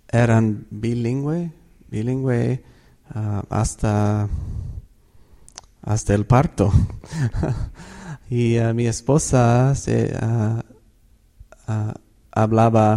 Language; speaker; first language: Spanish; non-native, fluent; English